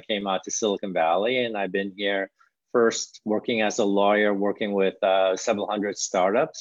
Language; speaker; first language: English; early bilingual, other home language; Korean